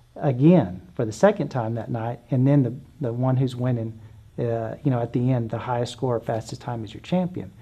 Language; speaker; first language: English; native; English